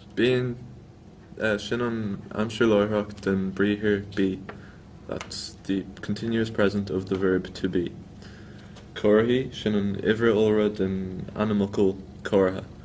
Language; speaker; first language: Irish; non-native, local second language; English